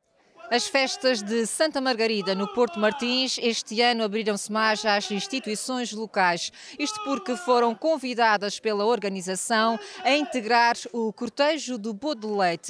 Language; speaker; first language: Portuguese; native; Portuguese